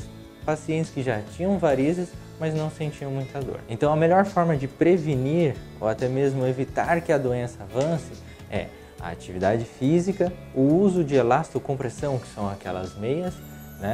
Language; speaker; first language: Portuguese; native; Portuguese